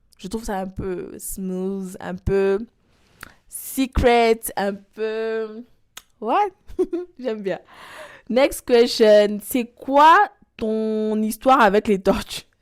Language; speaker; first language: French; non-native, local second language; Lingala